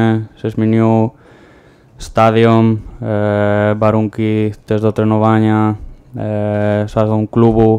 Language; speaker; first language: Polish; non-native, learner; Spanish